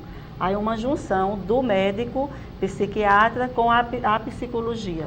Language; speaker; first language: Portuguese; native; Portuguese